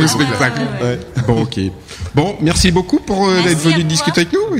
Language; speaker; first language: French; native; French